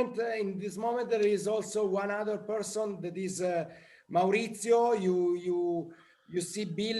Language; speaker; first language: English; non-native, learner; Italian